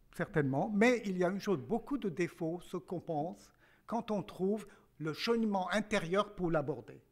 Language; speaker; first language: French; non-native, local second language; Armenian